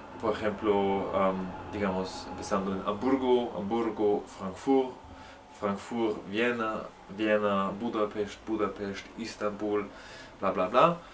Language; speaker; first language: Spanish; non-native, learner; German